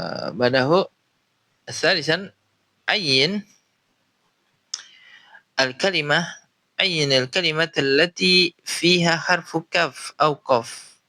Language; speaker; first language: Arabic; non-native, fluent; Indonesian